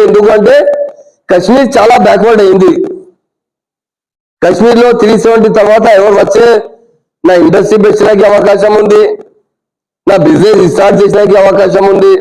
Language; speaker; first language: Telugu; non-native, local second language; Urdu